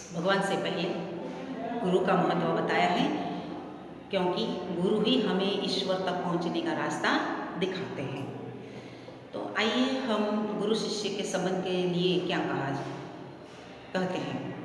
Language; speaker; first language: Hindi; non-native, local second language; Gujarati